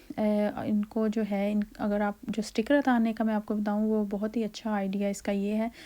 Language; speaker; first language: Urdu; native; Urdu